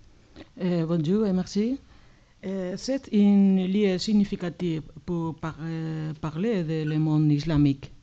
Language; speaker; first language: French; non-native, learner; Spanish